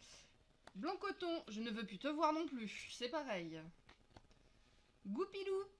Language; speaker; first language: French; native; French